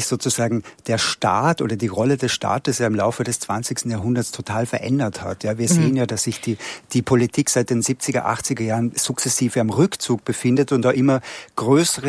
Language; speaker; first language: German; native; German